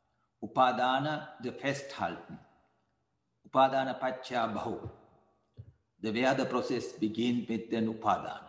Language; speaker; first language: German; non-native, fluent; Sinhala